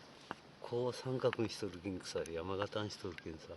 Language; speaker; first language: Japanese; native; Japanese